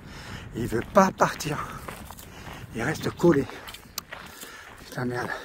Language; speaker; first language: French; native; French